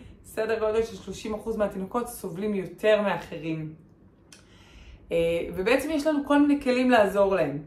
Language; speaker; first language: Hebrew; native; Hebrew